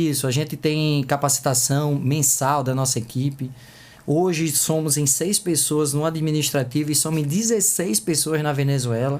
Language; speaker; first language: Portuguese; native; Portuguese